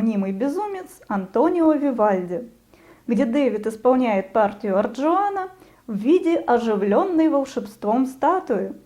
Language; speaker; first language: Russian; native; Russian